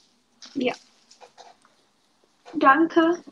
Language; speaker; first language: German; non-native, fluent; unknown